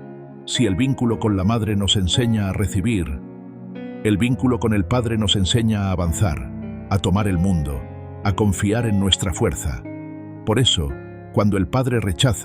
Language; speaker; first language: Spanish; native; Spanish